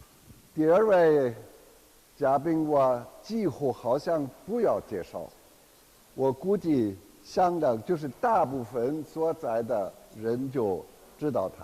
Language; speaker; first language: Chinese; non-native, fluent; German